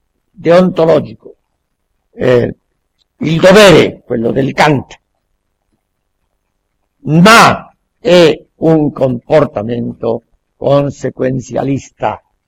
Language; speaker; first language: Italian; non-native, fluent; Spanish